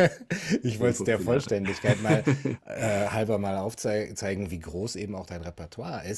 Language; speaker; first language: German; native; German